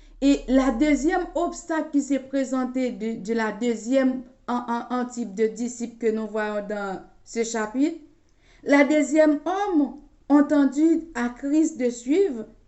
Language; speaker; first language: French; non-native, local second language; Haitian Creole